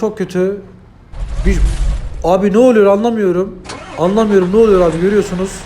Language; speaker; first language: Turkish; native; Turkish